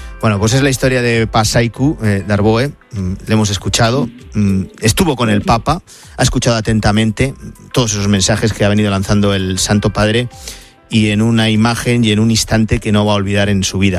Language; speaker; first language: Spanish; native; Spanish